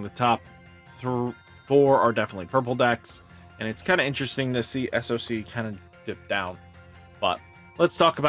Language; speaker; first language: English; native; English